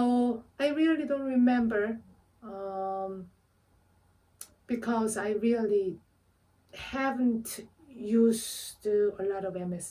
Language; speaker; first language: English; non-native, fluent; Korean